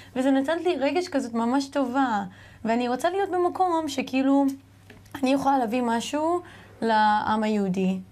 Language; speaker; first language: Hebrew; early bilingual, heritage; English